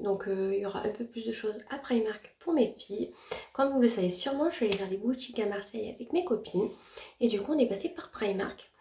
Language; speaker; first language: French; native; French